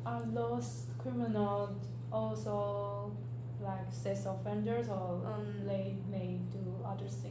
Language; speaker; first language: English; non-native, learner; Chinese